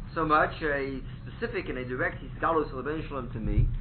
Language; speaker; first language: English; native; English